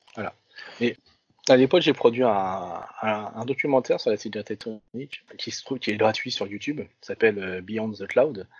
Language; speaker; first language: French; early bilingual, other home language; Vietnamese